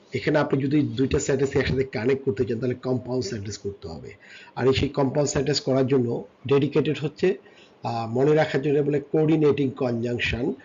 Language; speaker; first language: Bangla; native; Bangla